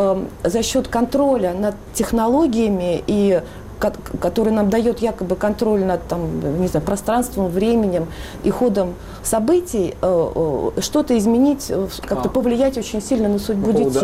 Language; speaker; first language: Russian; native; Russian